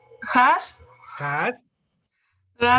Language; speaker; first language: English; non-native, learner; Spanish